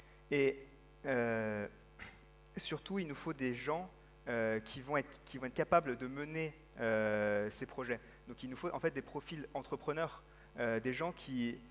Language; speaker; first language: French; native; French